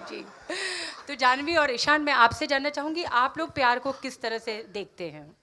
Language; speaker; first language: Hindi; native; Hindi